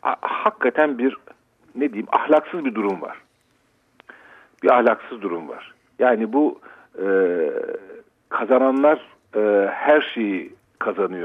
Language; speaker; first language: Turkish; native; Turkish